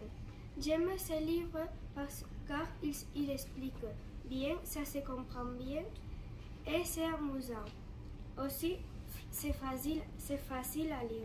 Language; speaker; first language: French; non-native, learner; Catalan